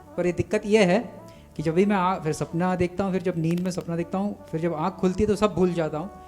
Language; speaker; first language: Hindi; native; Hindi